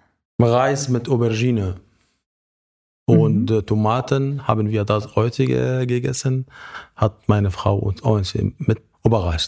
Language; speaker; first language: German; non-native, fluent; Arabic